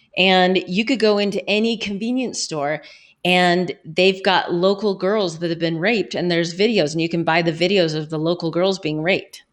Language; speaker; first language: English; native; English